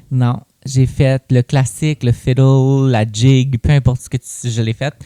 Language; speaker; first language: French; native; French